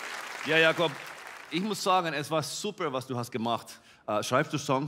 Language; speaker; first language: German; non-native, learner; Finnish